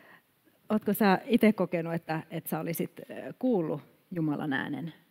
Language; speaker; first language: Finnish; native; Finnish